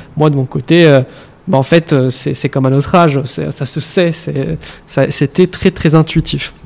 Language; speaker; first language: French; non-native, local second language; Arabic